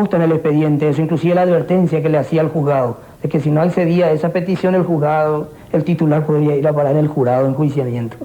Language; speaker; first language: Spanish; native; Spanish